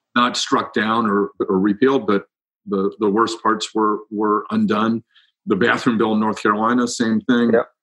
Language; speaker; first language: English; native; English